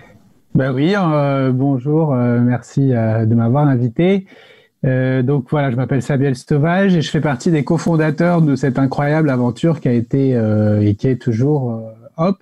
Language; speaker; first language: French; native; French